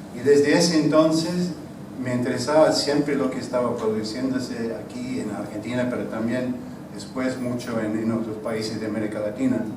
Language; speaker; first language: Spanish; non-native, fluent; English